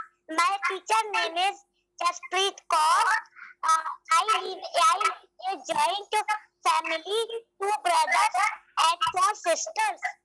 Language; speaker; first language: English; non-native, learner; Hindi